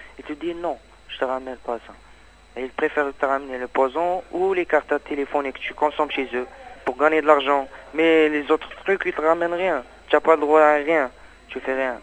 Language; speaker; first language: French; non-native, learner; Arabic